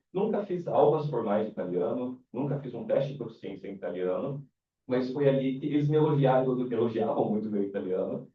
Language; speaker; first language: Portuguese; native; Portuguese